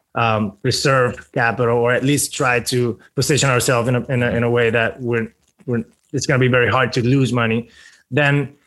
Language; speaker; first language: English; non-native, fluent; Spanish